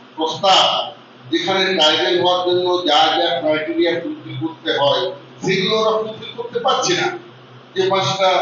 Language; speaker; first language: Bangla; non-native, local second language; Santali